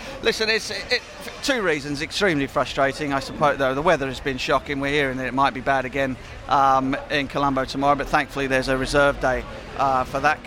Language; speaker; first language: English; native; English